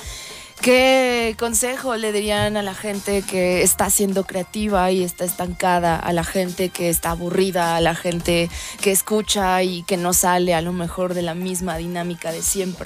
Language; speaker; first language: Spanish; native; Spanish